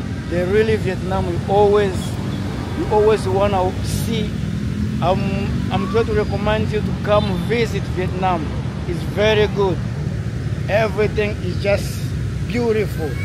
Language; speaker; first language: English; non-native, fluent; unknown